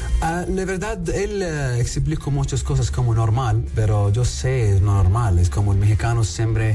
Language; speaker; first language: Spanish; non-native, learner; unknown